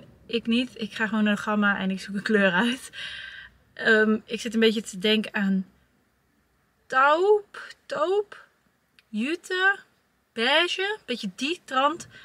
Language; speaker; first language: Dutch; native; Dutch